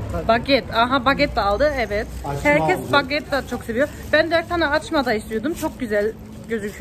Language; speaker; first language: Turkish; non-native, learner; German